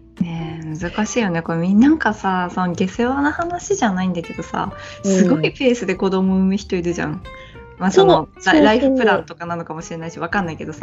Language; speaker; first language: Japanese; native; Japanese